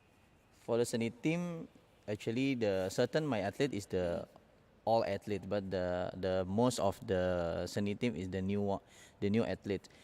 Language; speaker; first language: English; non-native, learner; Indonesian